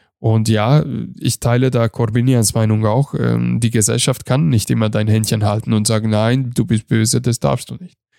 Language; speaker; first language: German; non-native, fluent; Hungarian